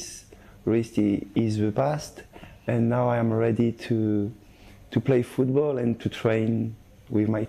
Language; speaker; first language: English; non-native, learner; French